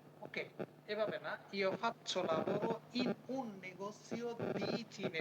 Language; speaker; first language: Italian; non-native, fluent; Bangla